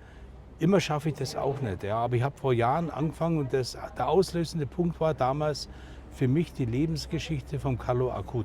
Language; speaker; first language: German; native; German